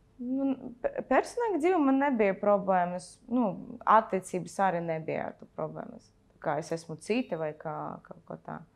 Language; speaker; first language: Latvian; early bilingual, other home language; Russian